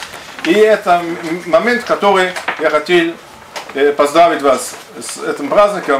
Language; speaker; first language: Russian; non-native, fluent; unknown